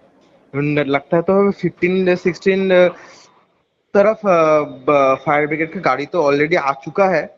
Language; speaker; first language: Hindi; non-native, local second language; Bangla